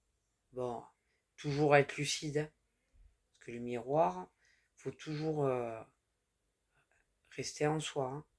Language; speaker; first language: French; native; French